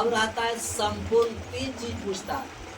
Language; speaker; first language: Hindi; native; Hindi